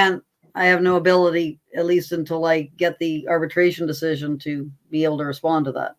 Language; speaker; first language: English; native; English